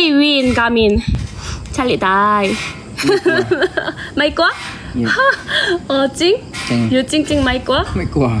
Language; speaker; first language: Thai; non-native, learner; Korean